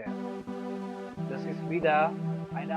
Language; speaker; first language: German; non-native, learner; Hungarian